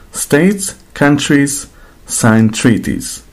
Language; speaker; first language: English; non-native, fluent; Slovak